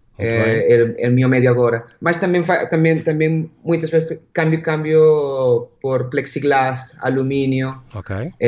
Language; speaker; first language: Portuguese; non-native, learner; Spanish